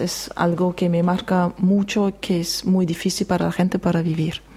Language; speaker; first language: Spanish; non-native, fluent; German